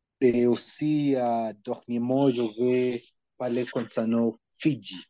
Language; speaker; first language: French; non-native, learner; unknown